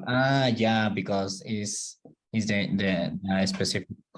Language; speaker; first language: English; non-native, learner; Spanish